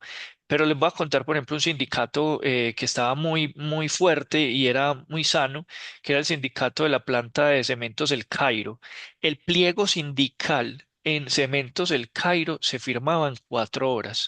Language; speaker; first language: Spanish; native; Spanish